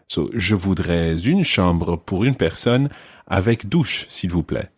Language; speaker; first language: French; non-native, fluent; English